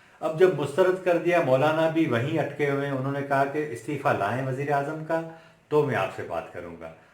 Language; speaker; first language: Urdu; non-native, local second language; Sindhi